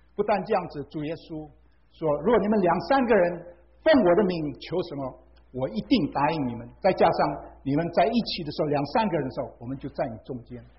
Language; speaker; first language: Chinese; non-native, fluent; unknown